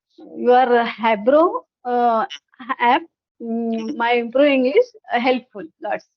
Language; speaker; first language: English; non-native, learner; Hindi